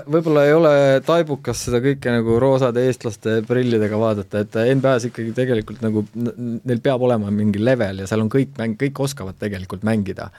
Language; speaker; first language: Estonian; native; Estonian